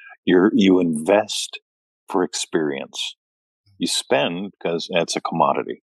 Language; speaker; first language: English; native; English